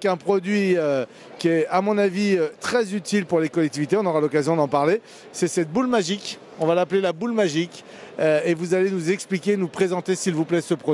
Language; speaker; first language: French; native; French